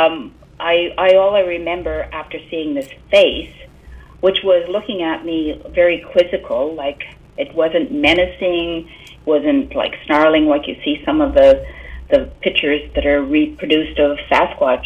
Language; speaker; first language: English; native; English